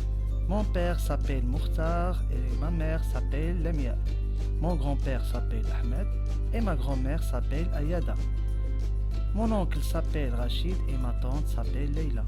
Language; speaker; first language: French; non-native, local second language; Arabic